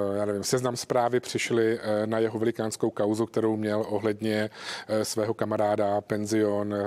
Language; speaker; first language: Czech; native; Czech